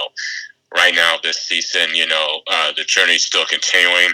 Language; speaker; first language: English; native; English